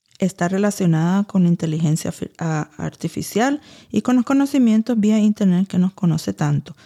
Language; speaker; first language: Spanish; early bilingual, heritage; Spanish